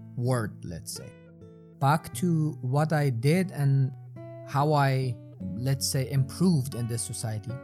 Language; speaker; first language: English; non-native, fluent; Persian